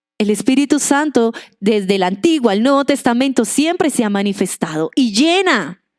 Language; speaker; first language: Spanish; non-native, local second language; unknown